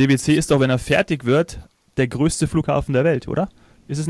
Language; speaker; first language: German; native; German